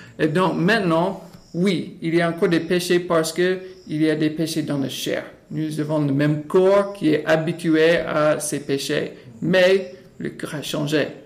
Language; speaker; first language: French; non-native, fluent; English